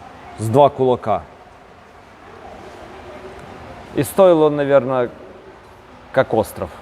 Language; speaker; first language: Russian; native; Russian